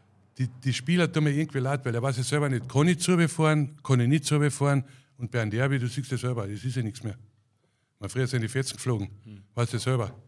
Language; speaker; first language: German; native; German